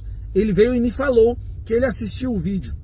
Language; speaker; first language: Portuguese; native; Portuguese